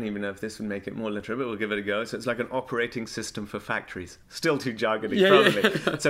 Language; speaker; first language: English; native; English